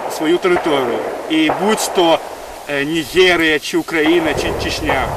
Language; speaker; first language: Ukrainian; non-native, fluent; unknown